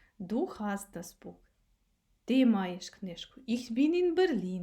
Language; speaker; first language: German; non-native, fluent; Ukrainian